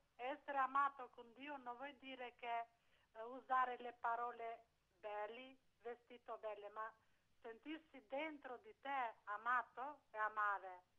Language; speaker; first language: Italian; non-native, learner; Albanian